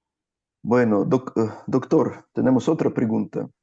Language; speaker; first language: Spanish; non-native, fluent; Russian